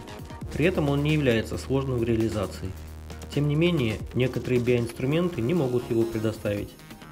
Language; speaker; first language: Russian; native; Russian